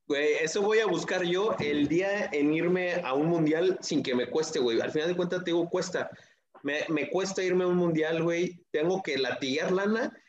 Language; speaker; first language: Spanish; native; Spanish